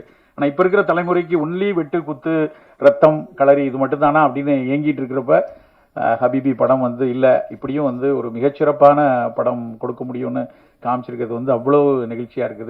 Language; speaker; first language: Tamil; native; Tamil